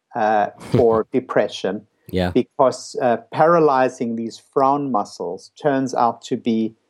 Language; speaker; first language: English; native; English